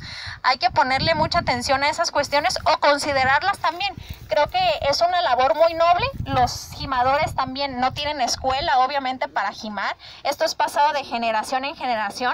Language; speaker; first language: Spanish; native; Spanish